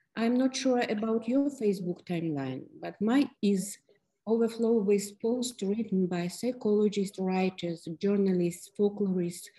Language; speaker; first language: English; non-native, fluent; Ukrainian